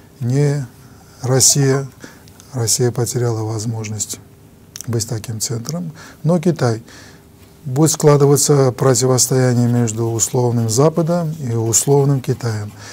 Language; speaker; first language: Russian; non-native, local second language; Armenian